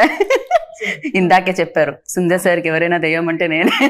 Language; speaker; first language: Telugu; native; Telugu